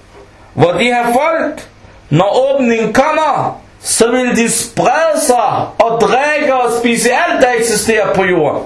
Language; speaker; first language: Danish; non-native, local second language; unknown